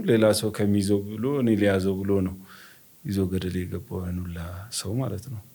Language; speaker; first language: Amharic; native; Amharic